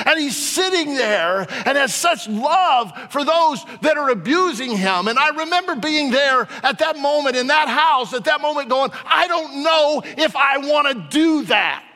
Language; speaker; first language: English; native; English